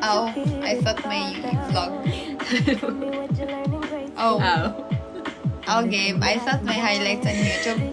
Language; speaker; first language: English; non-native, local second language; Filipino